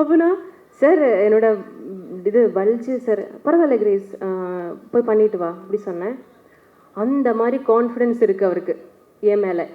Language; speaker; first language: Tamil; non-native, learner; Malayalam